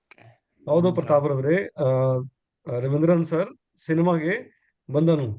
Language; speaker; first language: Kannada; non-native, learner; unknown